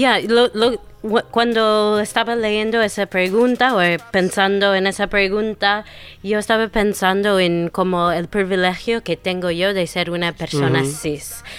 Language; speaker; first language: Spanish; non-native, fluent; English